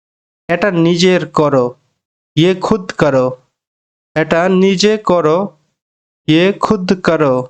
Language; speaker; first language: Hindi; non-native, fluent; Bangla